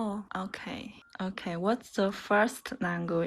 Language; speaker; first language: English; non-native, learner; Chinese